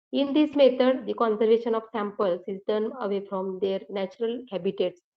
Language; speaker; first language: English; non-native, local second language; Marathi